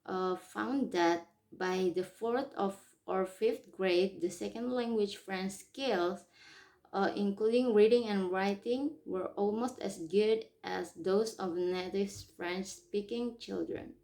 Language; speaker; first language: English; non-native, learner; Indonesian